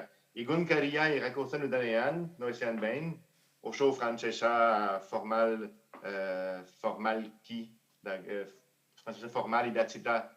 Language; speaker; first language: Basque; non-native, fluent; French